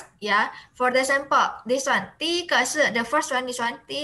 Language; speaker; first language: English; non-native, fluent; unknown